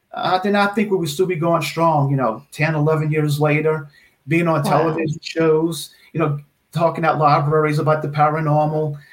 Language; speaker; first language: English; native; English